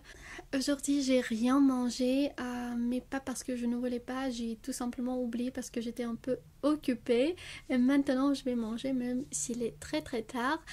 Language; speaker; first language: French; non-native, fluent; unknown